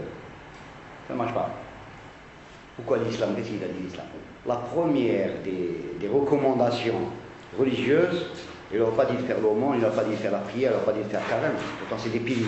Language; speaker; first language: French; non-native, local second language; Arabic